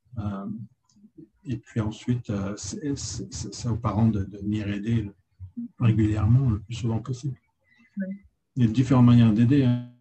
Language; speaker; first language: French; native; French